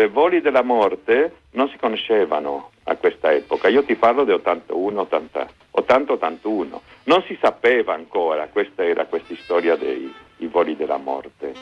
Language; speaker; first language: Italian; non-native, fluent; Spanish